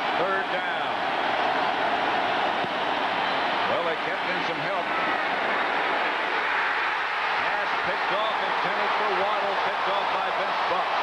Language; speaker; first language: English; native; English